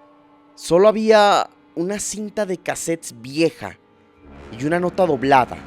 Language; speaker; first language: Spanish; native; Spanish